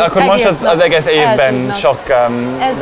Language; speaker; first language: Hungarian; non-native, learner; English